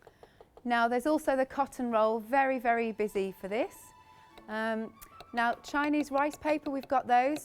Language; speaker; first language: English; native; English